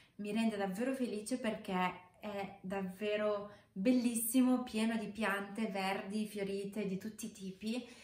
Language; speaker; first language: Italian; non-native, fluent; Romanian